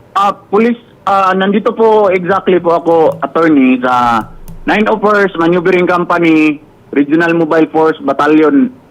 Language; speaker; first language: Filipino; native; Filipino